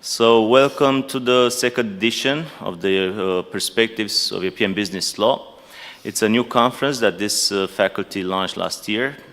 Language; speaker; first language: English; non-native, fluent; Romanian